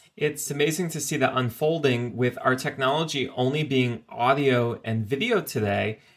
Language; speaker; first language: English; native; English